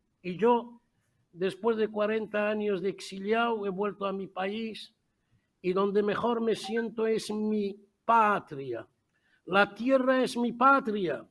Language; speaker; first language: Spanish; non-native, fluent; Arabic